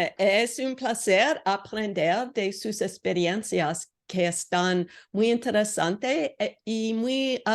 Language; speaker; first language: Spanish; non-native, learner; English